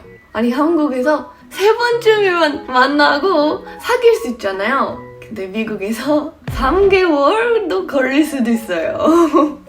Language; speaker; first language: Korean; non-native, fluent; English